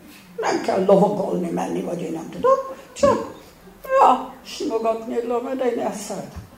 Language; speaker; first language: Hungarian; early bilingual, heritage; Hungarian